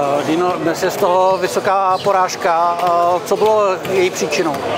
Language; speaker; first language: Czech; native; Czech